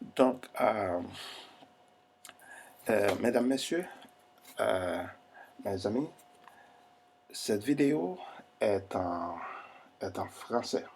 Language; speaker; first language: French; non-native, fluent; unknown